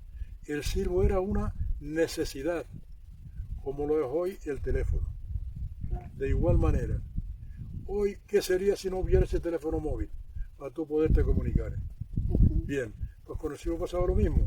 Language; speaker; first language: Spanish; native; Spanish